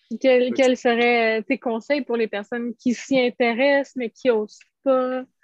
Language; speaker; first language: French; native; French